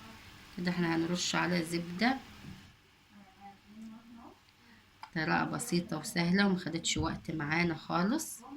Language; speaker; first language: Arabic; native; Arabic